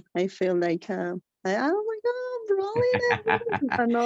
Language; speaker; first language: English; non-native, learner; Spanish